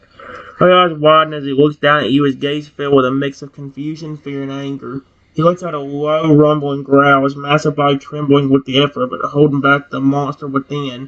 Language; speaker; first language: English; native; English